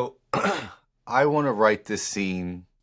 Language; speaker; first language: English; native; English